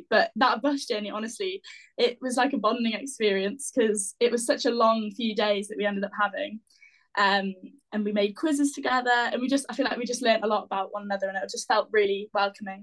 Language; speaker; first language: English; native; English